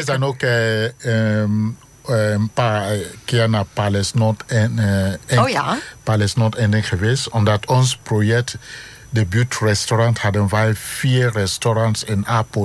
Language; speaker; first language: Dutch; non-native, fluent; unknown